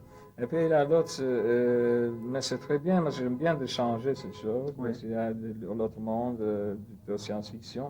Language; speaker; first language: French; non-native, fluent; Polish